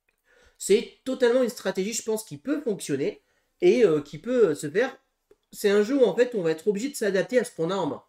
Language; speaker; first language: French; native; French